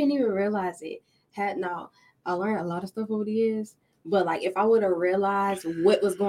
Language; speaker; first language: English; native; English